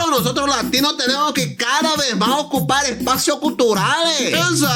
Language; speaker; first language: Spanish; non-native, learner; Portuguese